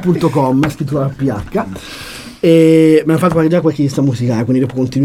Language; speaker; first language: Italian; native; Italian